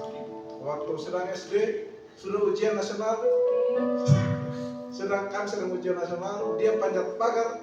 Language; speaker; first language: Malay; non-native, local second language; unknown